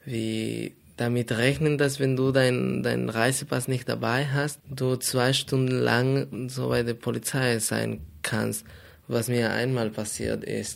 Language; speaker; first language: German; non-native, fluent; Spanish